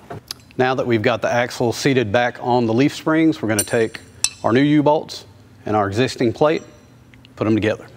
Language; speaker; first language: English; native; English